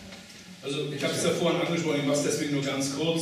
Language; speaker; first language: German; native; German